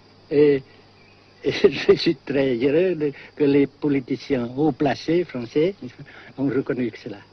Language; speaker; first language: French; non-native, fluent; Vietnamese